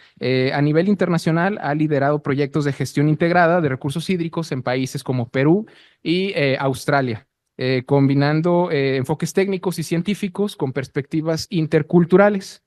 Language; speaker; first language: Spanish; native; Spanish